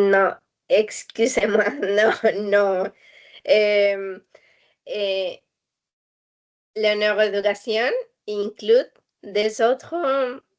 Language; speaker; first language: French; non-native, learner; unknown